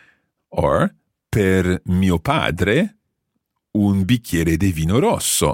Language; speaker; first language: Italian; non-native, fluent; English